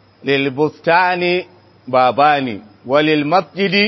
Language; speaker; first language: Arabic; non-native, fluent; Hausa